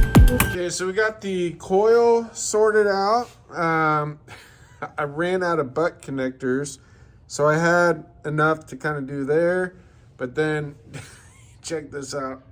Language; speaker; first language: English; native; English